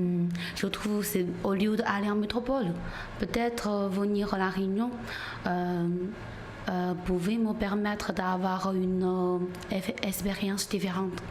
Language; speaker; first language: French; non-native, learner; Chinese